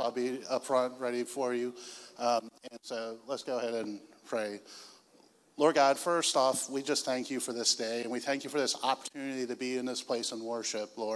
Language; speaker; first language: English; native; English